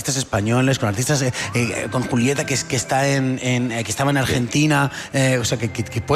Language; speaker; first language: Spanish; native; Spanish